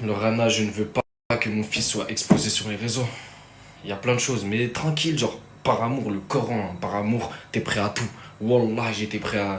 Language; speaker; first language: French; native; French